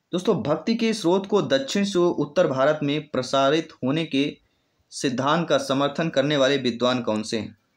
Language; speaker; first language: Hindi; native; Hindi